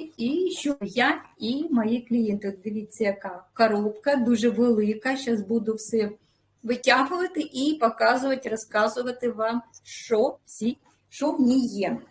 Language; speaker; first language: Ukrainian; non-native, local second language; Russian